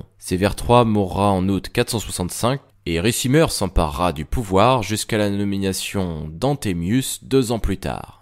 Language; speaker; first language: French; native; French